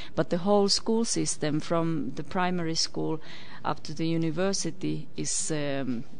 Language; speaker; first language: English; non-native, fluent; Finnish